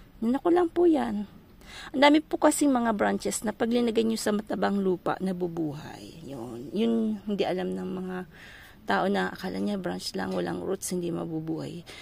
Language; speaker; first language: Filipino; non-native, local second language; Bikol